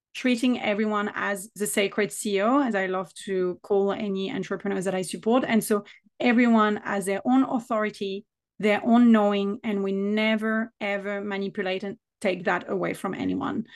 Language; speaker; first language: English; non-native, fluent; French